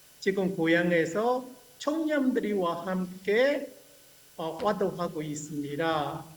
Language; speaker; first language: Korean; non-native, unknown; Burmese